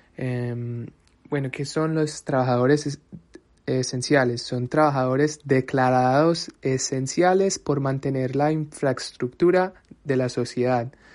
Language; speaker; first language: Spanish; early bilingual, heritage; Spanish